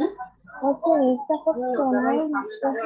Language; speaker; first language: Japanese; non-native, learner; Indonesian